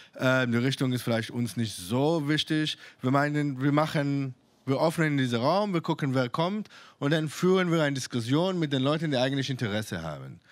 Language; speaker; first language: German; non-native, fluent; Hebrew